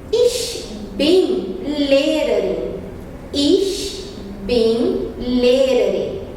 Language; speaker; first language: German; non-native, fluent; Portuguese